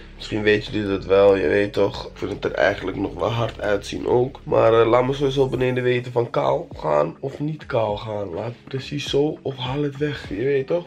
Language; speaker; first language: Dutch; early bilingual, other home language; Arabic